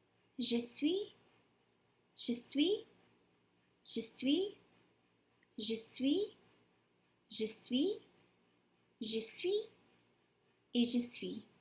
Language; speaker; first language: French; non-native, fluent; English